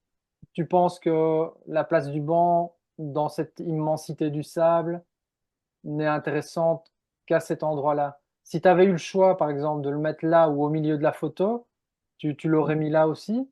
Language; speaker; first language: French; native; French